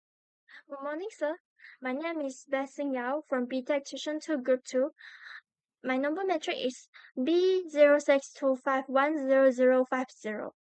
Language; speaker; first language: English; non-native, learner; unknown